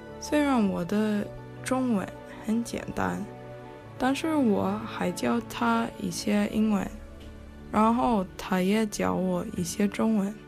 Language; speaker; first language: Chinese; non-native, learner; English